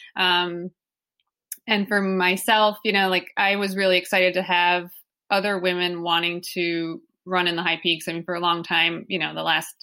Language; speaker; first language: English; native; English